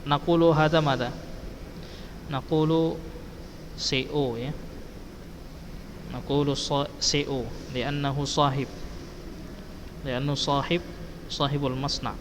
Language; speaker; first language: Arabic; non-native, fluent; Indonesian